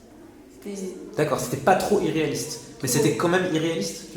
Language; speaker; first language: French; native; French